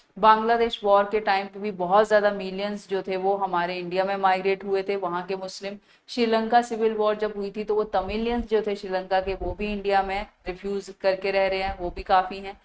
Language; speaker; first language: Hindi; native; Hindi